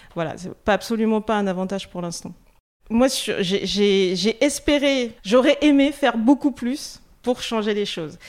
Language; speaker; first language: French; non-native, local second language; Russian